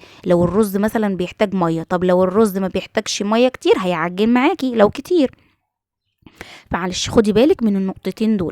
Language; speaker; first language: Arabic; native; Arabic